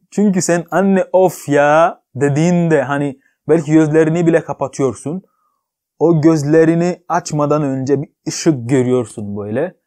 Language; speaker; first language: Turkish; non-native, fluent; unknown